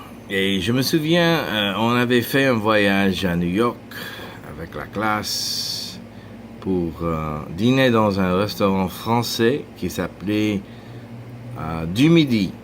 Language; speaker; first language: French; non-native, fluent; English